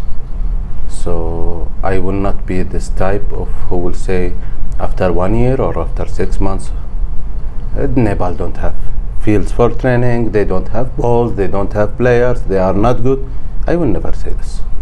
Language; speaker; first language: English; non-native, learner; Arabic